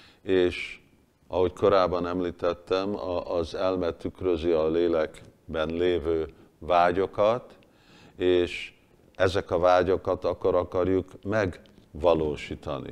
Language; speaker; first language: Hungarian; early bilingual, heritage; Hungarian